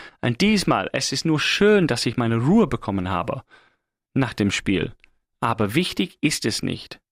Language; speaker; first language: German; non-native, fluent; English